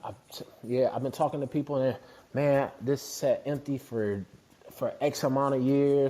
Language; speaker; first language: English; native; English